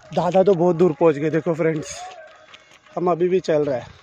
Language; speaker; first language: Hindi; non-native, local second language; Marathi